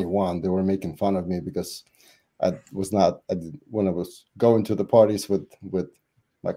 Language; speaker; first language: English; non-native, fluent; Russian